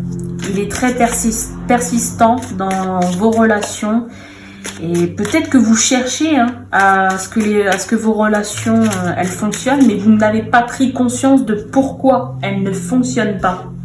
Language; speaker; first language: French; native; French